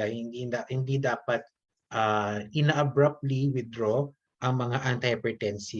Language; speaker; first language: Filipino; native; Filipino